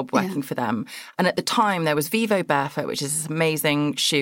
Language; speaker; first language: English; native; English